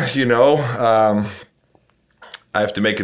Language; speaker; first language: English; non-native, fluent; Romanian